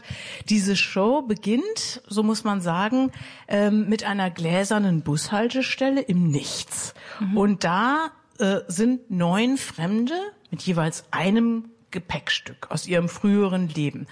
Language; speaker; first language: German; native; German